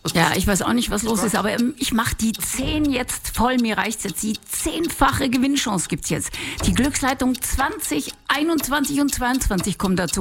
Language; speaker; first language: German; native; German